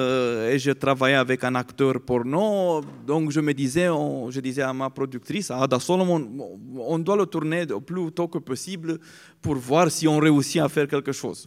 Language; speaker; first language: French; non-native, fluent; Romanian